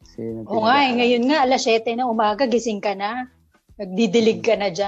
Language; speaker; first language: Filipino; native; Filipino